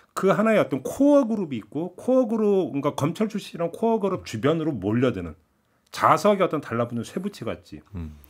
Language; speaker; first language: Korean; native; Korean